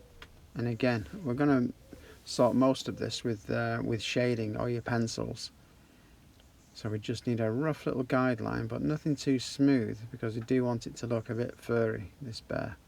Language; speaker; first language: English; native; English